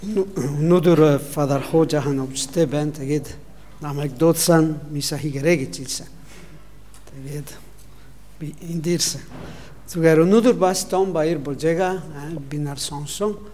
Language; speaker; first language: Mongolian; non-native, learner; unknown